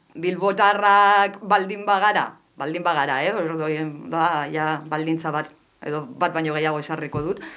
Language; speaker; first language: Basque; non-native, local second language; Spanish